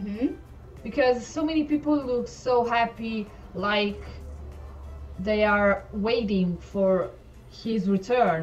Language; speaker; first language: English; non-native, learner; Italian